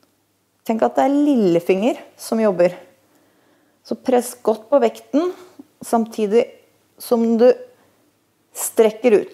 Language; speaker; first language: Norwegian; native; Norwegian